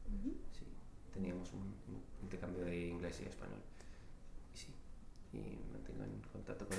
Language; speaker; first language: Spanish; non-native, fluent; English